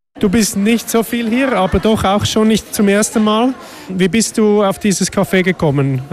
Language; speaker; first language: German; native; German